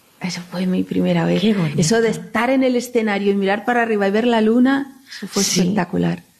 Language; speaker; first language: Spanish; native; Spanish